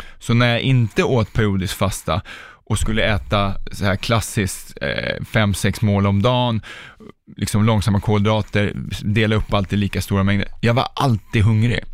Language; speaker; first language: Swedish; early bilingual, other home language; Czech